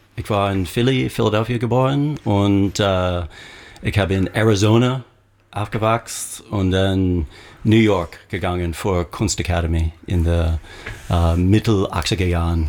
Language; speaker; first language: German; non-native, learner; English